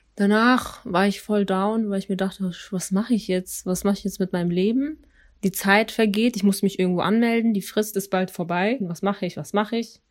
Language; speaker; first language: German; early bilingual, other home language; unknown